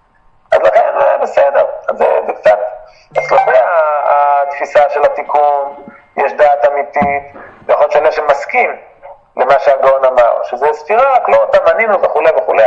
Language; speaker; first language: Hebrew; native; Hebrew